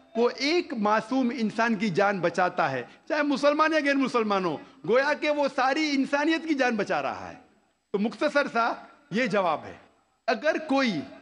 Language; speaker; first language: Hindi; non-native, local second language; Konkani